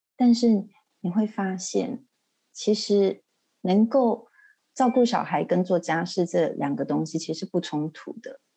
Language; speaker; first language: Chinese; native; Chinese